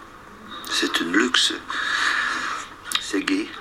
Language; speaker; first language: French; non-native, local second language; Dutch